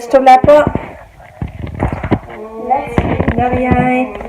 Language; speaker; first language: French; native; French